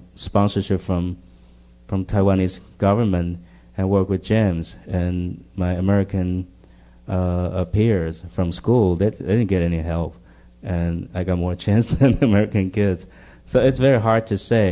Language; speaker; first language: English; non-native, fluent; Chinese